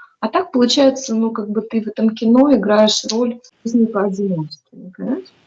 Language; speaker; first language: Russian; native; Russian